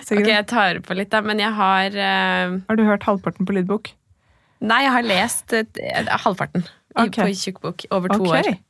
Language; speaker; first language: Norwegian; native; Norwegian